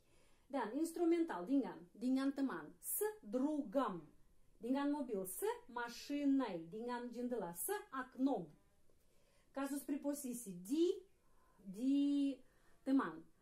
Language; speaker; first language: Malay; non-native, fluent; Russian